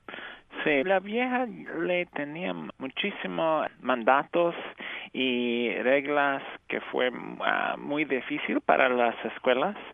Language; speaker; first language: Spanish; early bilingual, heritage; English